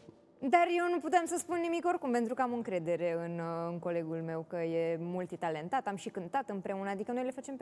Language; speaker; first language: Romanian; native; Romanian